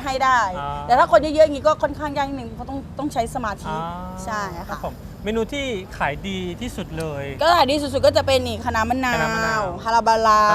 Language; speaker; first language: Thai; native; Thai